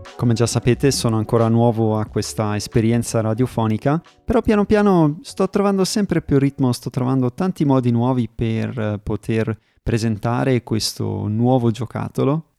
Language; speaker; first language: Italian; early bilingual, heritage; Italian